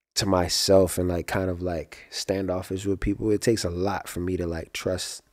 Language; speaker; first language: English; native; English